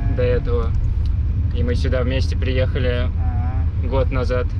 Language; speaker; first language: Russian; native; Russian